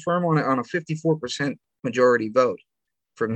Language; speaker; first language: English; native; English